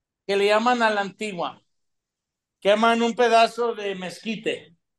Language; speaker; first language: Spanish; early bilingual, heritage; Spanish